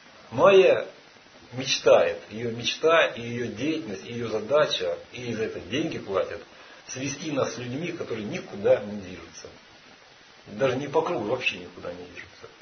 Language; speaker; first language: Russian; native; Russian